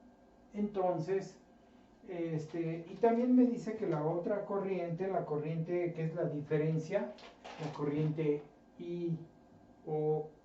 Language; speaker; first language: Spanish; native; Spanish